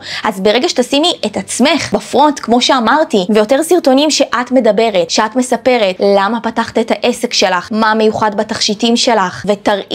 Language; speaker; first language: Hebrew; native; Hebrew